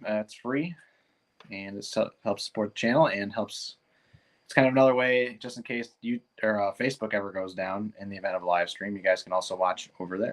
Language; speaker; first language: English; native; English